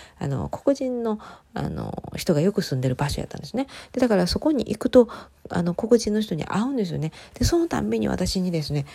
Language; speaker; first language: Japanese; native; Japanese